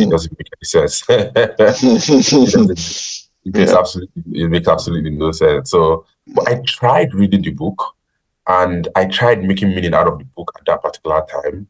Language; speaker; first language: English; non-native, local second language; Yoruba